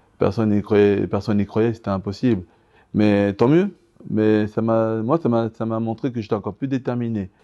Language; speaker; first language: French; early bilingual, other home language; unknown